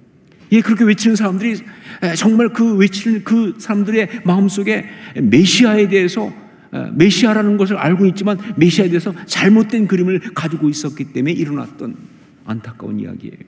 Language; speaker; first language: Korean; native; Korean